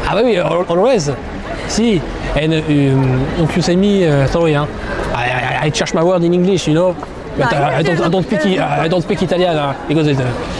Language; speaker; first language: English; non-native, learner; French